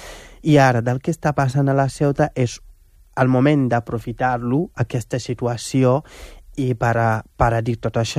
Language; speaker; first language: Catalan; non-native, fluent; Wolof